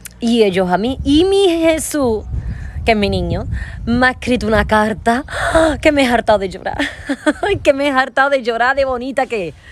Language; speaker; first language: Spanish; native; Spanish